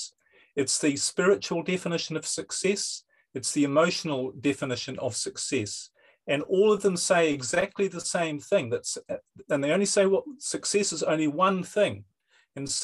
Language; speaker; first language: English; native; English